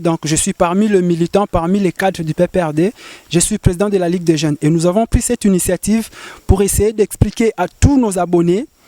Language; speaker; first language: French; non-native, local second language; Lingala